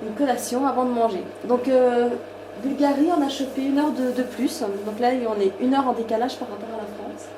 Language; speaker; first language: French; native; French